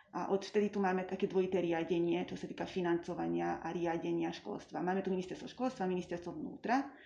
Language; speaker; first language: Slovak; non-native, local second language; Hungarian